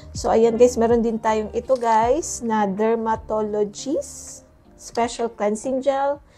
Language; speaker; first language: Filipino; non-native, local second language; Cebuano